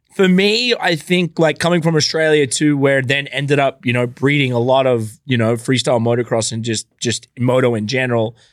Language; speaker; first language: English; native; English